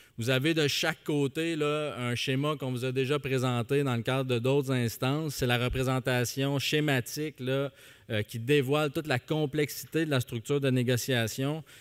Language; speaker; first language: French; native; French